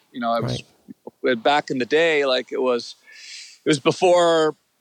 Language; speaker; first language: English; native; English